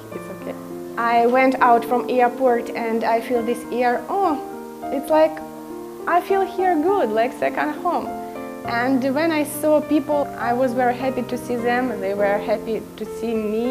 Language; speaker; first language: English; non-native, learner; Ukrainian